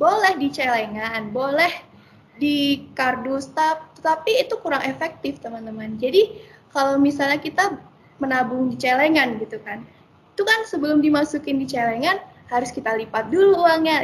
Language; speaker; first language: Indonesian; native; Indonesian